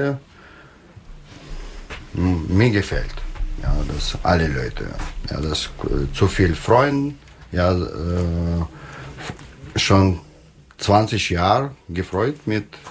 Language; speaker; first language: German; non-native, learner; Russian